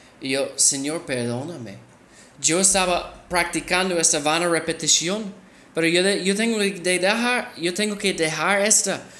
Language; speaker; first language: Spanish; non-native, fluent; English